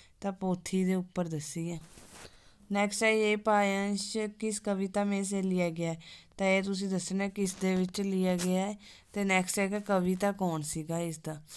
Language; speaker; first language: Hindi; non-native, local second language; Punjabi